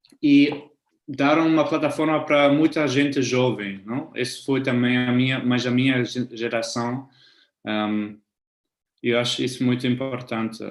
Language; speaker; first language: Portuguese; non-native, fluent; German